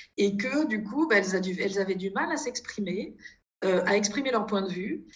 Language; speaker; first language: French; native; French